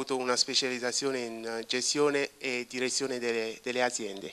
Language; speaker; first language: Italian; non-native, fluent; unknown